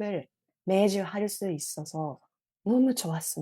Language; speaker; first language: Korean; non-native, fluent; Japanese